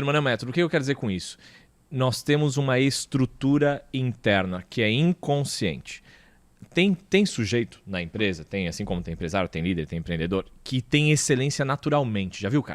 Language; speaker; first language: Portuguese; native; Portuguese